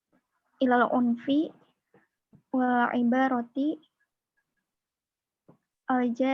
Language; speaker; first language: Arabic; non-native, learner; Indonesian